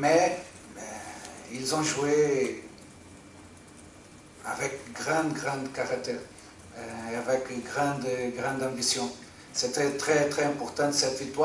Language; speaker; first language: French; non-native, fluent; Portuguese